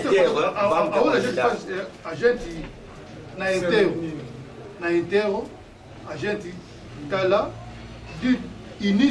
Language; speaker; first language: Portuguese; non-native, learner; Lingala